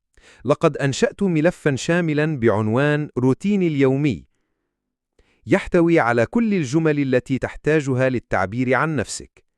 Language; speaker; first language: Arabic; non-native, fluent; Urdu